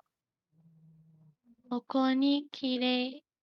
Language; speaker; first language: Japanese; non-native, learner; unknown